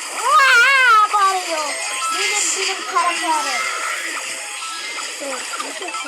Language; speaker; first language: Turkish; early bilingual, other home language; Arabic